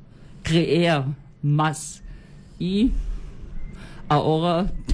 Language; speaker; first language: Spanish; non-native, learner; German